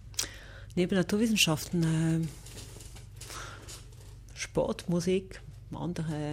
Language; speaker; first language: German; non-native, local second language; French